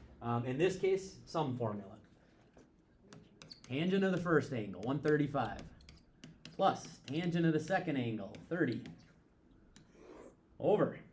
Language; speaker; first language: English; native; English